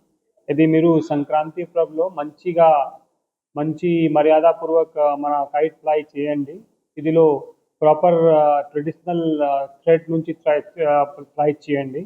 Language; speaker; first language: Telugu; non-native, local second language; Urdu